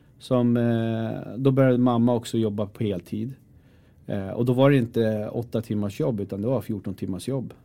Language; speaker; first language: Swedish; early bilingual, other home language; Kurdish